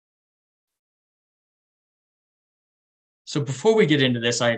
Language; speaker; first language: English; native; English